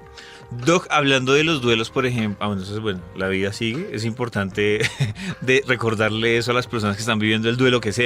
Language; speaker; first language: Spanish; native; Spanish